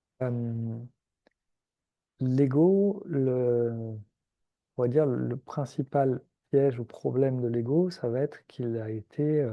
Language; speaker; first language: French; native; French